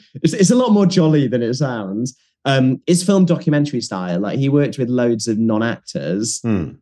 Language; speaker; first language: English; native; English